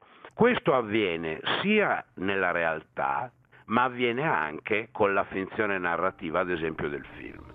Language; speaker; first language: Italian; native; Italian